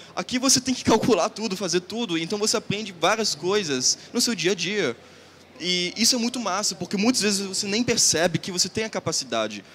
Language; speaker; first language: Portuguese; non-native, fluent; German